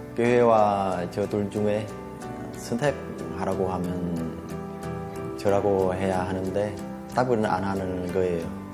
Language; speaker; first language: Korean; non-native, fluent; Vietnamese